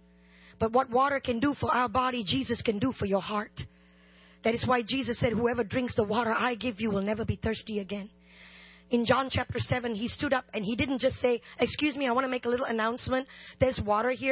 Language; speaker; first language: English; non-native, local second language; Tamil